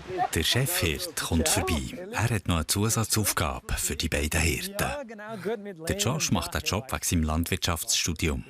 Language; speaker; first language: German; native; German